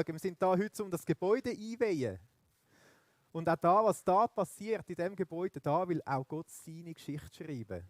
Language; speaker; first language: German; native; German